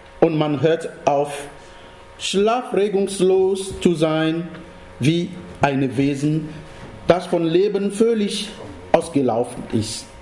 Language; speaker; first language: German; non-native, fluent; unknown